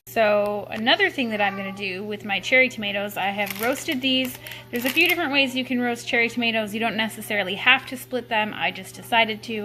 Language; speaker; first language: English; native; English